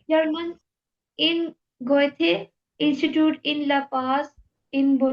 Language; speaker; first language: English; non-native, learner; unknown